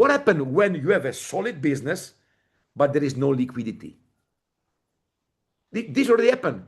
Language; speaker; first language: English; non-native, fluent; Italian